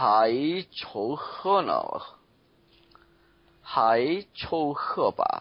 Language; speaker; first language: Chinese; non-native, learner; Korean